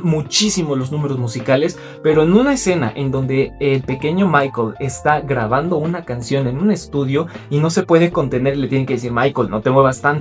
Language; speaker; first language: Spanish; native; Spanish